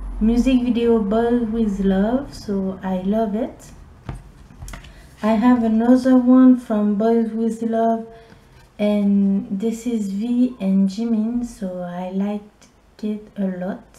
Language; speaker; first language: English; non-native, learner; French